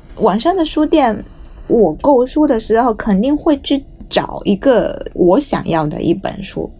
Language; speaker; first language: Chinese; non-native, fluent; Japanese